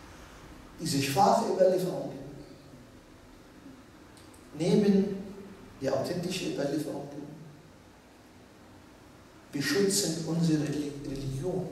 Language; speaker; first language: German; non-native, fluent; Arabic